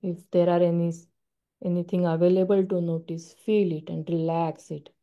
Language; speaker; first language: English; non-native, local second language; Marathi